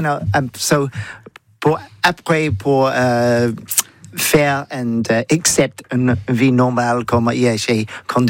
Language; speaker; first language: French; non-native, learner; English